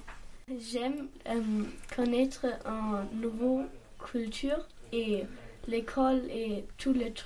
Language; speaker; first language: French; non-native, learner; German